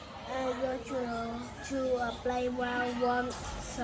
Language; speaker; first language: English; non-native, learner; Vietnamese